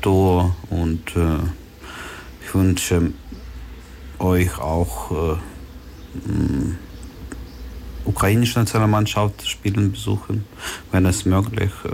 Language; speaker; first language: German; non-native, learner; Ukrainian